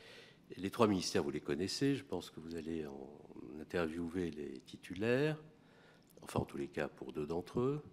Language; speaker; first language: French; native; French